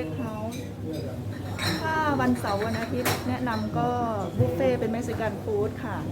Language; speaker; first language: Thai; native; Thai